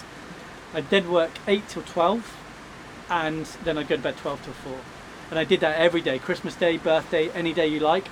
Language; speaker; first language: English; native; English